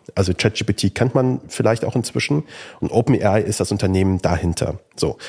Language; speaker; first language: German; native; German